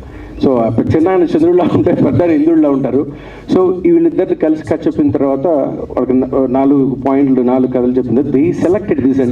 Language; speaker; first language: Telugu; native; Telugu